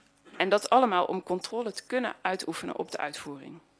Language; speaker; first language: Dutch; native; Dutch